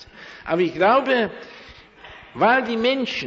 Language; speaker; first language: German; non-native, fluent; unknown